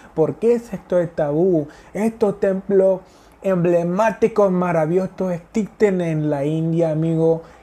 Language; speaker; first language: Spanish; non-native, fluent; Hindi